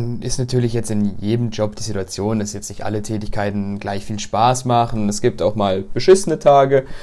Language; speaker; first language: German; native; German